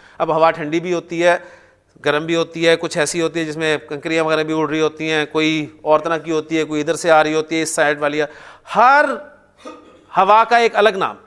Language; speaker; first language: Urdu; native; Urdu